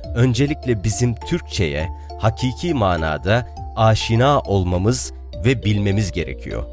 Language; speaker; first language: Turkish; non-native, local second language; Arabic